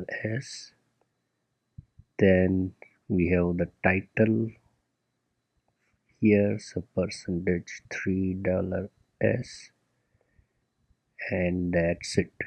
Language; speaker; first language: English; non-native, local second language; Gujarati